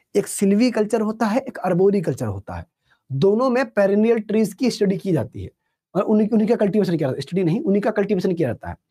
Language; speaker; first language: Hindi; native; Hindi